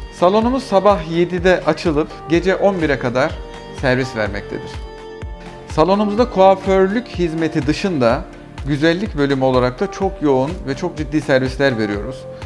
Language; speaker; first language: Turkish; early bilingual, heritage; Turkish